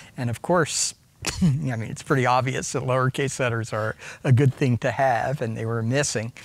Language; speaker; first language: English; native; English